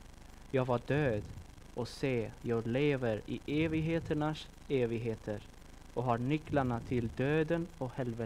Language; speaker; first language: Swedish; non-native, fluent; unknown